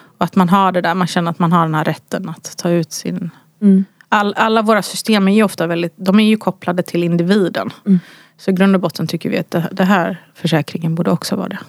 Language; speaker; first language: Swedish; early bilingual, other home language; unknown